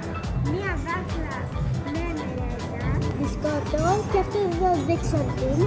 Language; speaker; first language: Greek; early bilingual, heritage; Greek